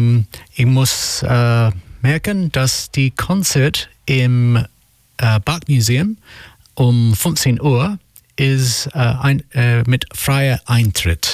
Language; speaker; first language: German; non-native, learner; English